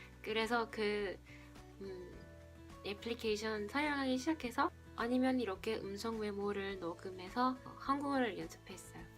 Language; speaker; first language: Korean; non-native, fluent; Spanish